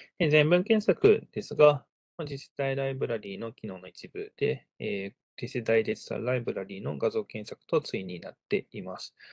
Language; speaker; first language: Japanese; native; Japanese